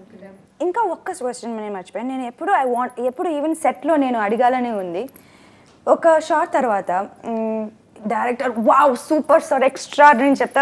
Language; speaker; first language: Telugu; non-native, local second language; Tamil